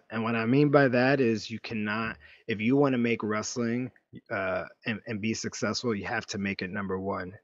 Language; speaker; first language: English; native; English